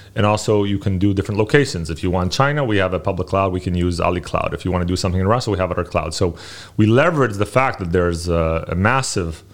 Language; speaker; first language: English; early bilingual, other home language; Hebrew